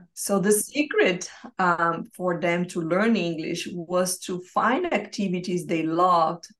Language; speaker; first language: English; non-native, fluent; Portuguese